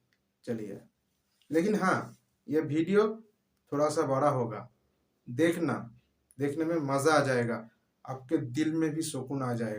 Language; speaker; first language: Hindi; non-native, local second language; Bangla